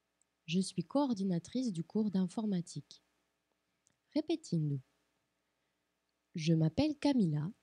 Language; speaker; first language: French; non-native, fluent; Portuguese